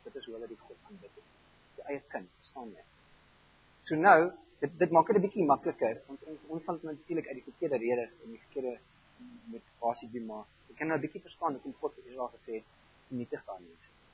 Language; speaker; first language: Afrikaans; non-native, fluent; German